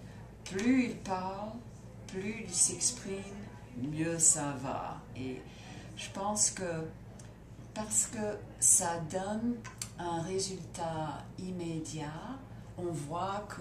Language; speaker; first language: French; non-native, fluent; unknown